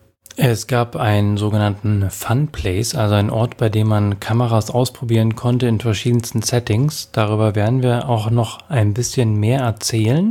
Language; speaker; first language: German; native; German